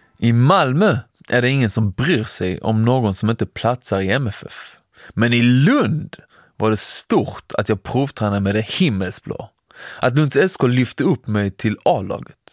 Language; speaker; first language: Swedish; early bilingual, other home language; Persian